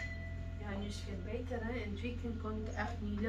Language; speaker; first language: Dutch; non-native, fluent; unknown